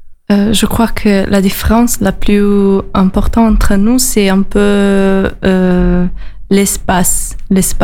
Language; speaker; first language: French; non-native, learner; Italian